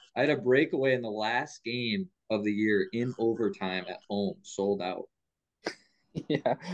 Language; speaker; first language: English; native; English